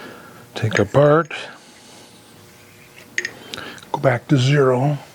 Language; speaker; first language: English; native; English